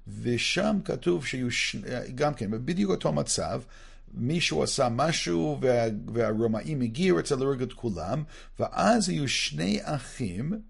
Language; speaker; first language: Hebrew; non-native, fluent; English